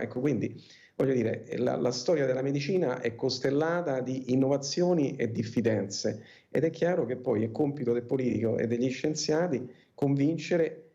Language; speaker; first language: Italian; native; Italian